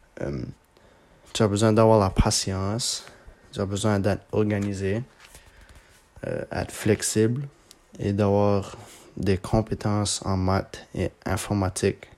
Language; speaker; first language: French; non-native, local second language; English